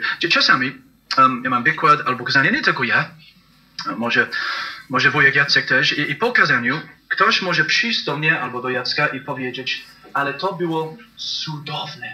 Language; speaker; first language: Polish; non-native, fluent; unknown